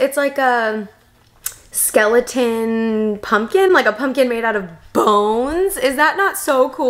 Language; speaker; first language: English; native; English